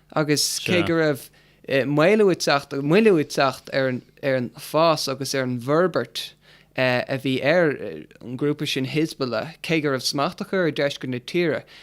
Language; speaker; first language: Irish; non-native, local second language; English